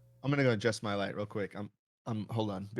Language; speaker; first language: English; native; English